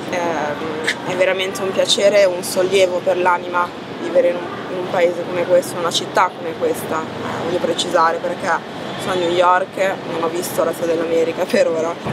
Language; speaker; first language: Italian; early bilingual, other home language; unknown